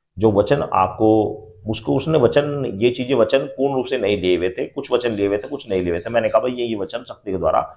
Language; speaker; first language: Hindi; native; Hindi